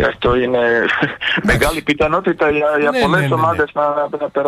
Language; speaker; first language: Greek; non-native, fluent; Serbian